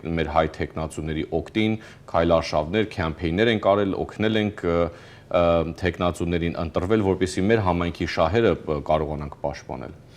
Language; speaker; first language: Armenian; early bilingual, heritage; Armenian